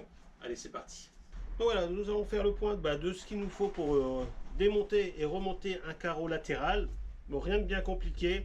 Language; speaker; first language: French; native; French